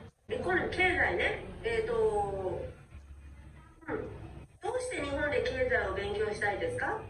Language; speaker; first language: Japanese; non-native, fluent; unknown